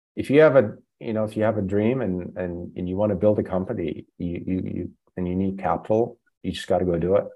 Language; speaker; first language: English; non-native, fluent; German